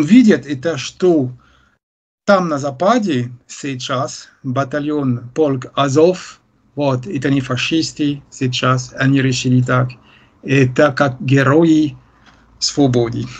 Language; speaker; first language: Russian; non-native, fluent; French